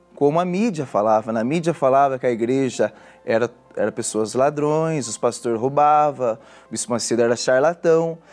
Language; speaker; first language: Portuguese; native; Portuguese